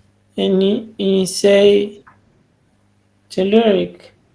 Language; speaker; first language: English; non-native, learner; Spanish